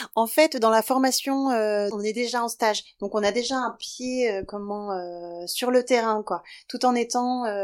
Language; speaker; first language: French; native; French